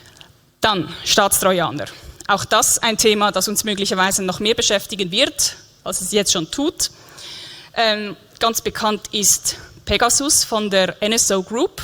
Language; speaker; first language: German; native; German